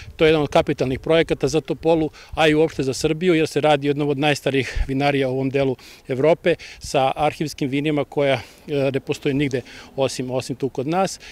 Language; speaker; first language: Serbian; native; Serbian